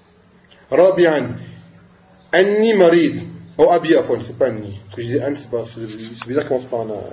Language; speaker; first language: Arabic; non-native, fluent; French